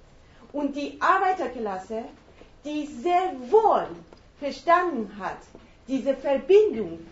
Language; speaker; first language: German; non-native, fluent; Persian